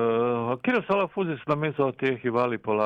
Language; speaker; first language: Greek; non-native, fluent; Croatian